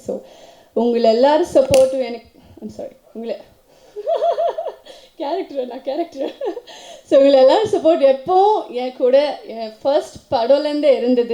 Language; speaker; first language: Tamil; non-native, local second language; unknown